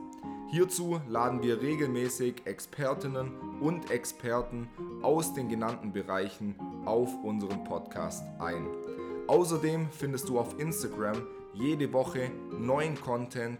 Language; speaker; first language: German; native; German